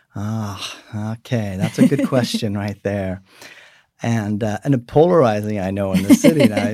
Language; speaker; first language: English; early bilingual, other home language; Swedish